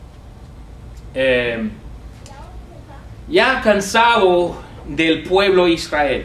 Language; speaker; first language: Spanish; non-native, fluent; English